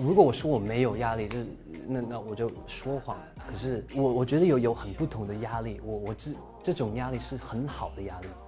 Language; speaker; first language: Chinese; early bilingual, heritage; English